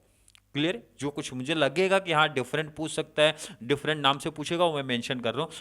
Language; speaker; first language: Hindi; native; Hindi